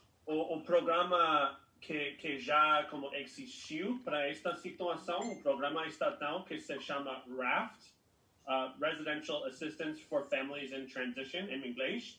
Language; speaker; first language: Portuguese; non-native, fluent; English